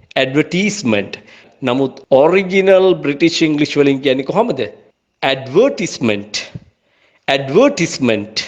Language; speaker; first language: Sinhala; native; Sinhala